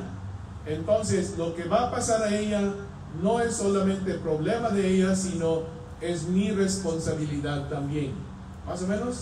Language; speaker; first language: Spanish; non-native, fluent; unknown